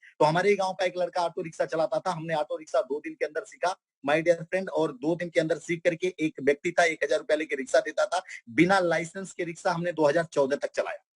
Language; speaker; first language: Hindi; non-native, local second language; Bhojpuri